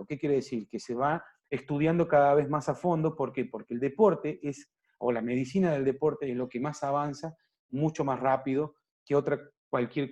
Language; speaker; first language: Spanish; native; Spanish